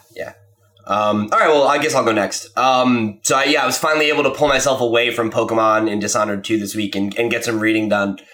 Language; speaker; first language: English; native; English